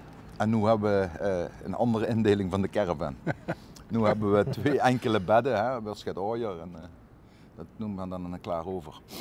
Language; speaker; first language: Dutch; native; Dutch